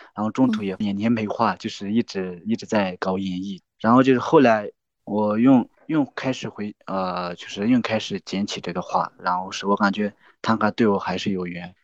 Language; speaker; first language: Chinese; non-native, local second language; Tibetan